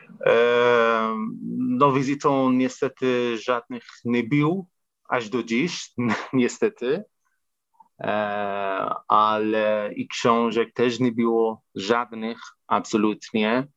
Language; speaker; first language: Polish; non-native, fluent; Persian